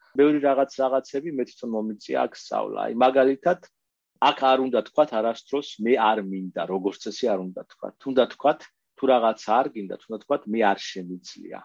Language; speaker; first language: Georgian; native; Georgian